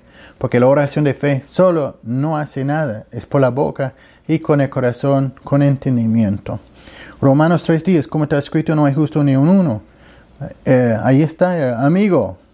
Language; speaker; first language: Spanish; non-native, learner; English